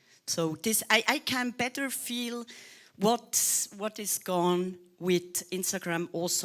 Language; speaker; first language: English; non-native, learner; Swiss German